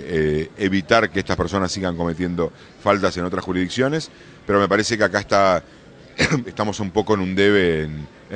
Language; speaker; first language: Spanish; native; Spanish